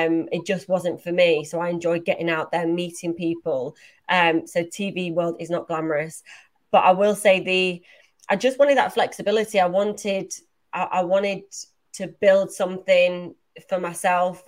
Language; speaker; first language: English; native; English